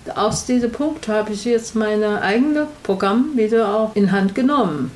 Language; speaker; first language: German; non-native, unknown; Chinese